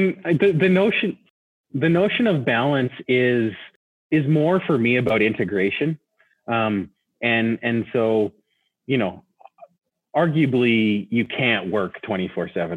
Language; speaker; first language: English; native; English